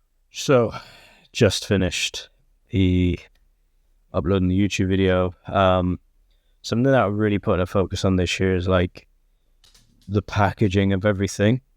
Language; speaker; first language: English; native; English